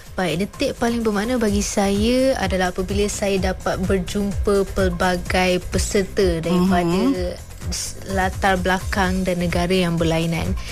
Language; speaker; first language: Malay; non-native, fluent; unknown